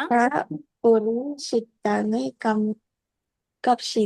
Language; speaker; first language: Korean; non-native, learner; Indonesian